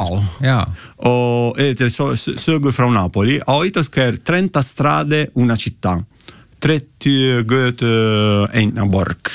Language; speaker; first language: Icelandic; non-native, learner; Italian